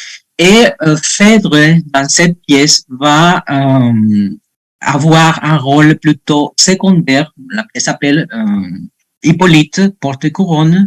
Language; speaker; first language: French; non-native, fluent; Spanish